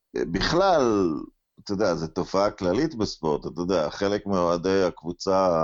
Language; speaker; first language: Hebrew; native; Hebrew